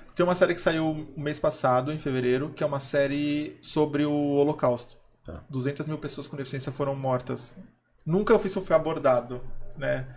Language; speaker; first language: Portuguese; native; Portuguese